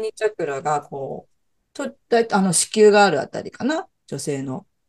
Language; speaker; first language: Japanese; native; Japanese